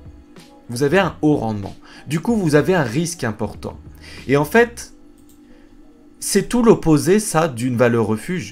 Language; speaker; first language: French; native; French